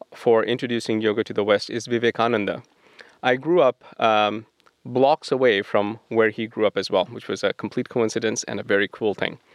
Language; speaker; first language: English; non-native, local second language; Bangla